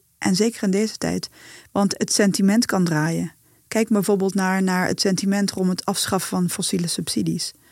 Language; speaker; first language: Dutch; native; Dutch